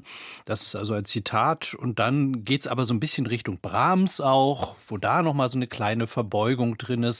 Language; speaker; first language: German; native; German